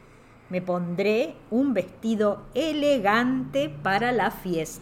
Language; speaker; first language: Spanish; native; Spanish